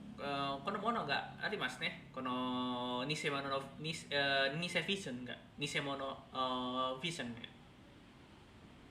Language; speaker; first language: Japanese; non-native, learner; Indonesian